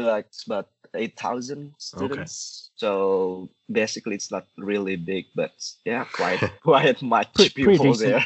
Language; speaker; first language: English; non-native, learner; Indonesian